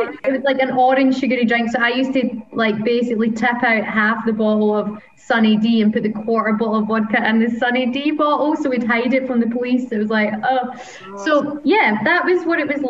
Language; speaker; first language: English; native; English